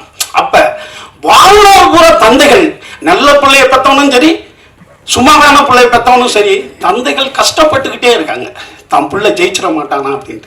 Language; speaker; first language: Tamil; native; Tamil